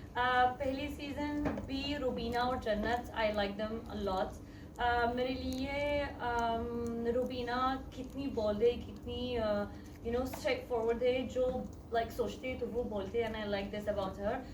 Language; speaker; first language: Hindi; non-native, learner; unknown